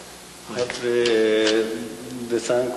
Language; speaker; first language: French; non-native, learner; Japanese